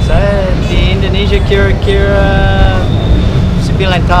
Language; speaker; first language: Indonesian; non-native, learner; English